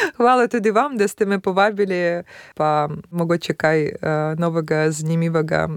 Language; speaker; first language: Slovenian; non-native, fluent; Russian